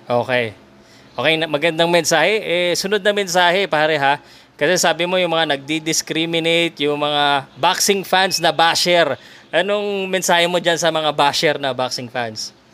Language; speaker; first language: Filipino; native; Filipino